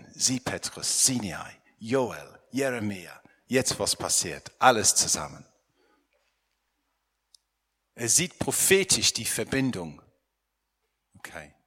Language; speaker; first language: German; non-native, fluent; English